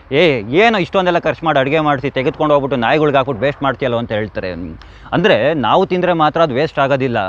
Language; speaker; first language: Kannada; native; Kannada